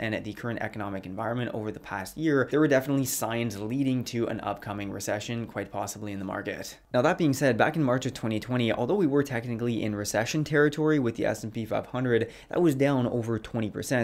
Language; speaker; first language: English; native; English